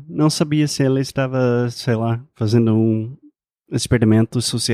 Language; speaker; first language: Portuguese; non-native, fluent; English